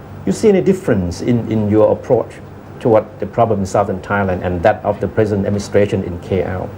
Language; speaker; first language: English; non-native, fluent; Thai